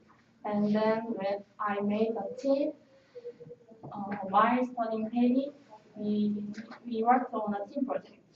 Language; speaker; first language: English; non-native, learner; Korean